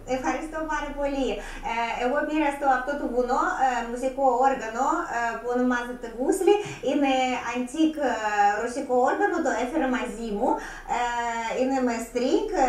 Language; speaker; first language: Greek; non-native, learner; Russian